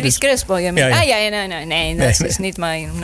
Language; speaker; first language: Dutch; non-native, learner; Spanish